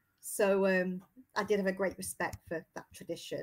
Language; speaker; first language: English; native; English